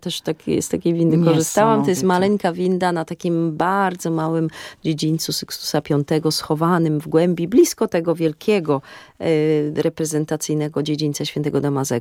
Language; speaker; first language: Polish; native; Polish